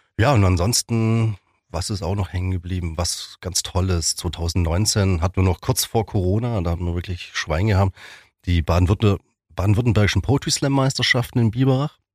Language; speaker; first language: German; native; German